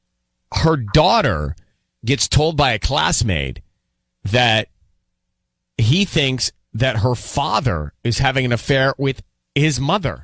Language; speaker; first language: English; native; English